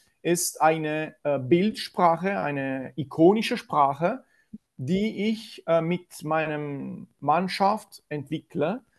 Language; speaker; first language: German; non-native, learner; Italian